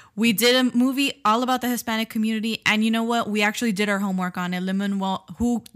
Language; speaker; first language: English; early bilingual, other home language; Spanish